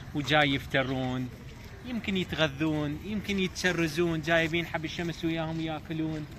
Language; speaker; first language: Arabic; non-native, local second language; Azerbaijani